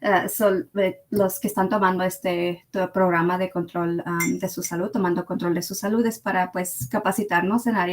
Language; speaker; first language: Spanish; early bilingual, heritage; Spanish